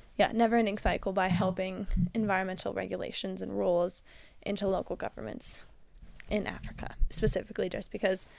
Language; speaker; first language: English; native; English